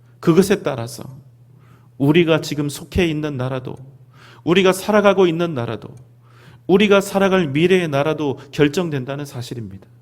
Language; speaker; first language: Korean; native; Korean